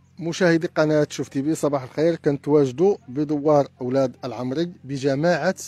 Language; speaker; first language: Arabic; native; Arabic